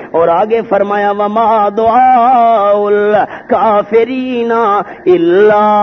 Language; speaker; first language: Urdu; native; Urdu